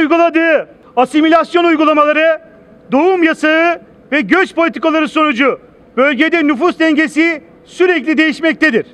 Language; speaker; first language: Turkish; native; Turkish